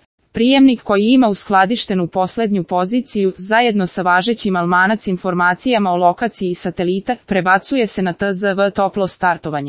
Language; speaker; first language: Croatian; native; Croatian